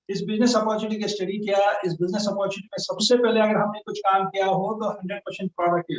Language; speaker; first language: Hindi; native; Hindi